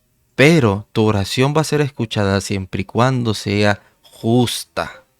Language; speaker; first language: Spanish; native; Spanish